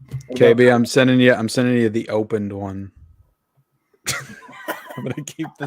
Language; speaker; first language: English; native; English